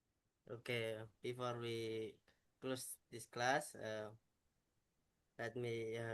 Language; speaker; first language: English; non-native, learner; Indonesian